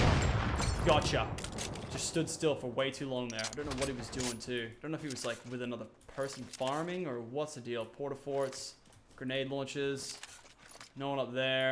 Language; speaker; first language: English; native; English